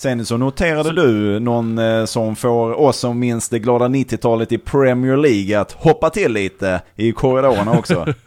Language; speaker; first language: Swedish; native; Swedish